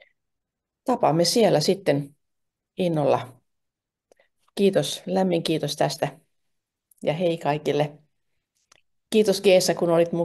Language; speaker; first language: Finnish; native; Finnish